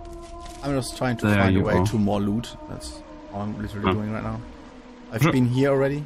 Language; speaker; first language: English; non-native, fluent; German